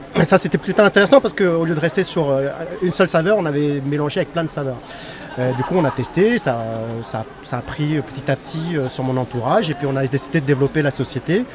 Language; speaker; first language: French; early bilingual, other home language; Khmer